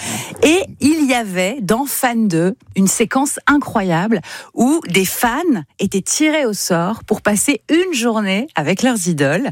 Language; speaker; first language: French; native; French